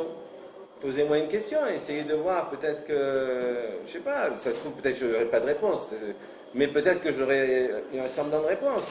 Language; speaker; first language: French; native; French